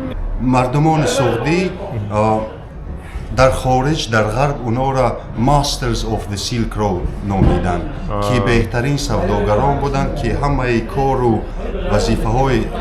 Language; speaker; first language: Persian; non-native, local second language; Shughni